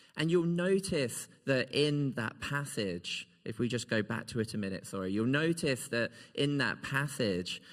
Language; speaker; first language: English; native; English